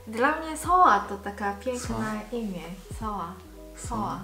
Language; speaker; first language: Polish; non-native, learner; Korean